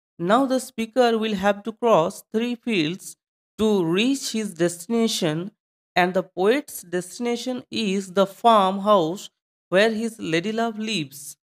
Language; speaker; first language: English; non-native, local second language; Bangla